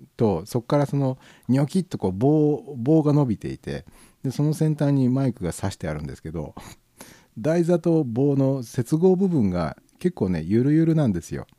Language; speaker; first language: Japanese; native; Japanese